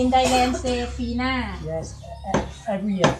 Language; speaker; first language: English; non-native, learner; Thai